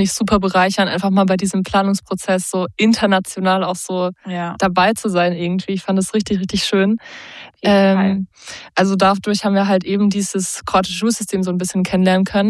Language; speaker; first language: German; native; German